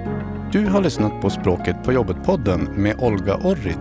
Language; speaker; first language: Swedish; native; Swedish